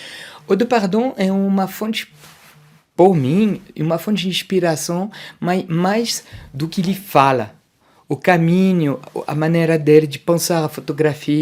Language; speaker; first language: Portuguese; non-native, fluent; French